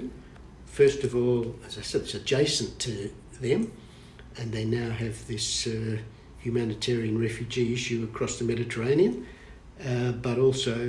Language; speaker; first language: English; native; English